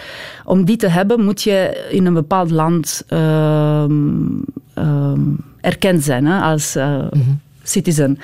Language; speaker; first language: Dutch; non-native, fluent; Romanian